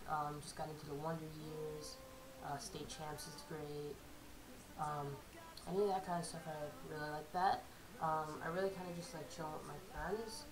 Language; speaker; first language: English; native; English